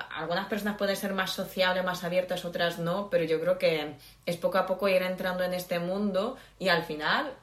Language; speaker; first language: Spanish; non-native, fluent; Polish